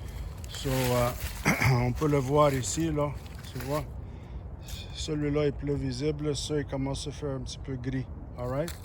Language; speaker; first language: French; non-native, local second language; English